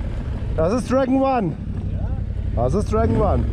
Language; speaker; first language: German; native; German